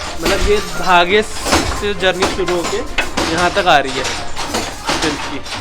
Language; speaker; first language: Hindi; non-native, local second language; Bangla